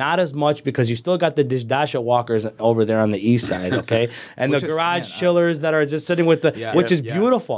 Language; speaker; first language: English; native; English